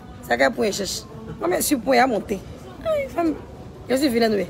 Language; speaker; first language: French; native; French